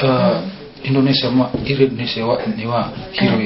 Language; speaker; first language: Japanese; non-native, learner; Indonesian